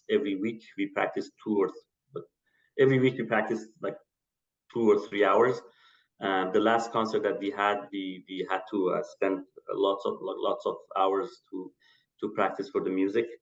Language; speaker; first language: English; non-native, fluent; Persian